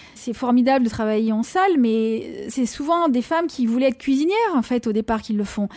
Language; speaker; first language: French; native; French